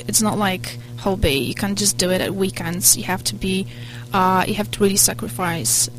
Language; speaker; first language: English; non-native, fluent; Polish